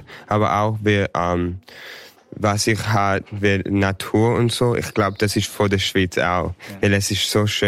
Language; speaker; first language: German; early bilingual, heritage; English